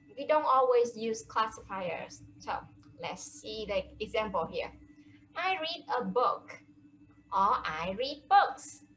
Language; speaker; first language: English; non-native, fluent; Vietnamese